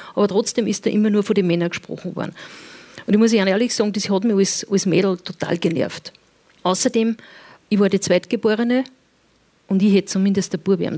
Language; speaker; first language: German; native; German